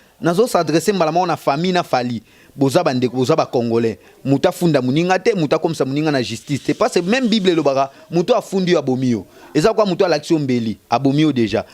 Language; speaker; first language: Lingala; native; Lingala